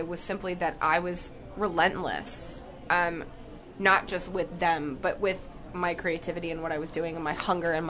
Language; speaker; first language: English; native; English